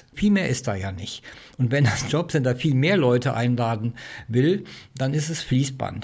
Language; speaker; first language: German; native; German